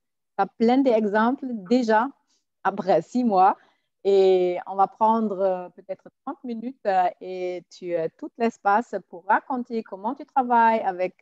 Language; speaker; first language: French; non-native, fluent; German